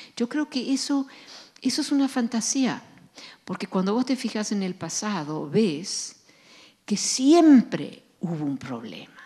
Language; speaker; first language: Spanish; non-native, fluent; Dutch